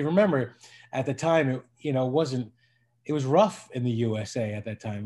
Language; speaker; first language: English; native; English